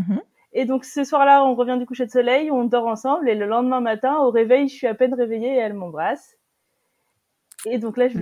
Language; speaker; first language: French; native; French